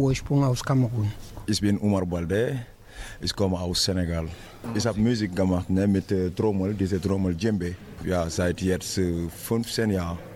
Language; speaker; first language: German; non-native, learner; Wolof